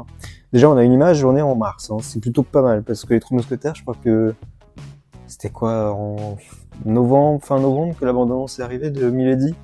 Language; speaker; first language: French; native; French